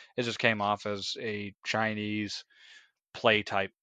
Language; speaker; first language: English; native; English